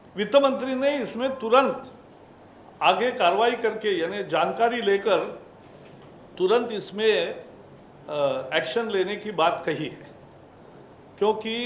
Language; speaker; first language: Hindi; non-native, local second language; Marathi